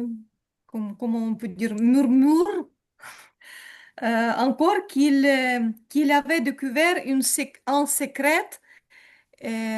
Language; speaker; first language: French; non-native, learner; Ukrainian